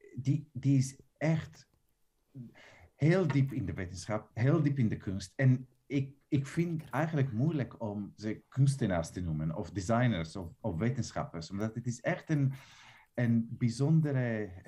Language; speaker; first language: Dutch; non-native, fluent; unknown